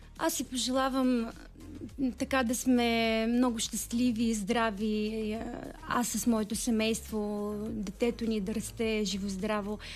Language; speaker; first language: Bulgarian; early bilingual, heritage; Bulgarian